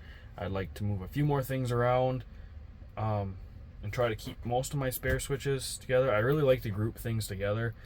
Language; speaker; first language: English; native; English